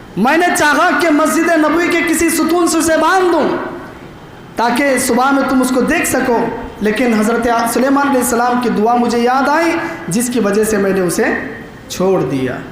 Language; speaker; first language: Urdu; native; Urdu